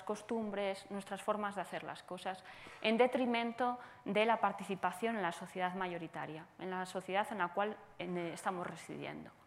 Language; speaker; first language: Spanish; native; Spanish